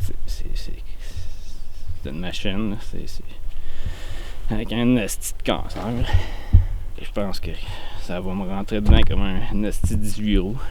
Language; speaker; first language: French; native; French